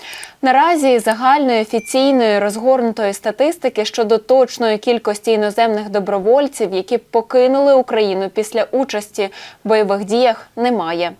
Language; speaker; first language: Ukrainian; native; Ukrainian